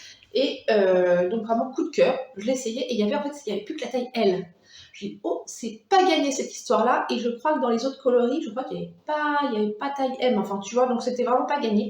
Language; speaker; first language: French; native; French